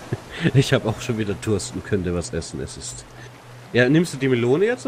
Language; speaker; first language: German; native; German